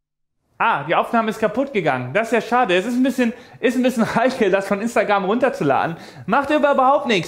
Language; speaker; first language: German; native; German